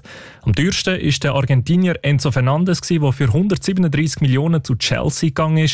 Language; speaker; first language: German; native; German